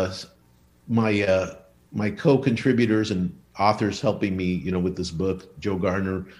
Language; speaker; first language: English; early bilingual, other home language; Spanish